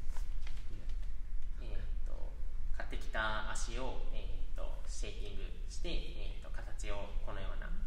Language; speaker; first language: Japanese; native; Japanese